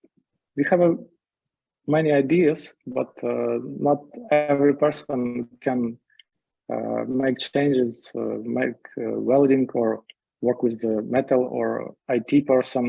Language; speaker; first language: English; non-native, learner; Ukrainian